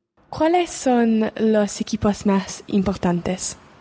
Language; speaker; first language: Spanish; non-native, learner; English